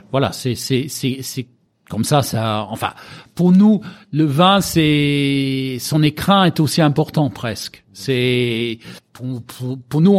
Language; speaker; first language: French; non-native, fluent; English